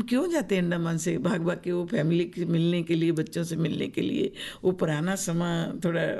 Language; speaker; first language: Hindi; native; Hindi